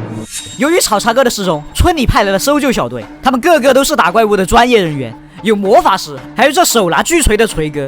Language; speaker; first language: Chinese; native; Chinese